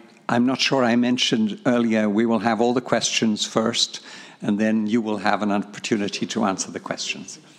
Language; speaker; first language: English; non-native, fluent; Portuguese